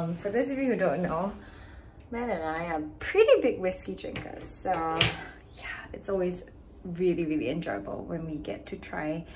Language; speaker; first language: English; native; English